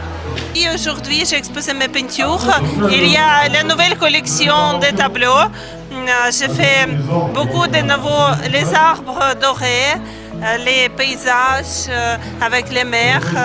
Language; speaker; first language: French; non-native, learner; Ukrainian